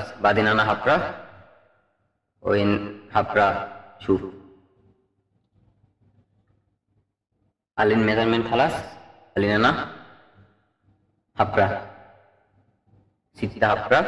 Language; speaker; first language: Arabic; non-native, learner; Bangla